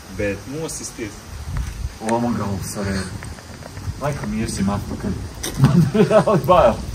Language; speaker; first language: Latvian; non-native, local second language; Russian